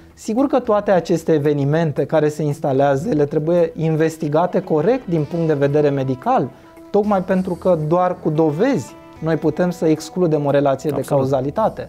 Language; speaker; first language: Romanian; native; Romanian